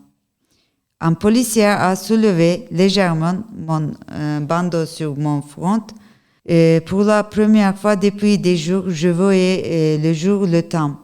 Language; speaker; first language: French; non-native, learner; Turkish